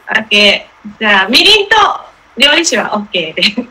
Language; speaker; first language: Japanese; non-native, learner; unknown